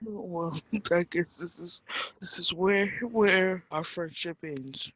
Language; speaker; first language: English; native; English